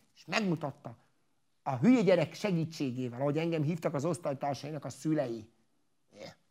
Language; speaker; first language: Hungarian; non-native, local second language; Romany